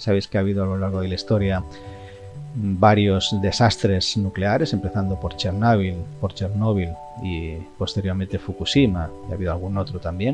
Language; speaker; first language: Spanish; native; Spanish